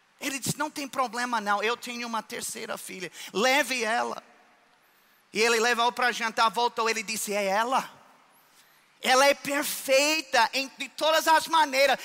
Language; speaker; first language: Portuguese; non-native, fluent; English